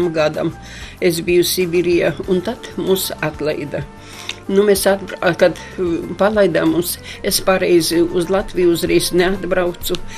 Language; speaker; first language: Latvian; non-native, local second language; Polish